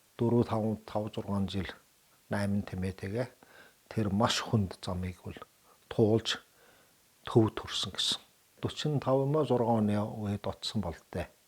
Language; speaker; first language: Mongolian; early bilingual, heritage; Mongolian